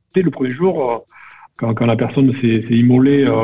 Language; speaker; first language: French; native; French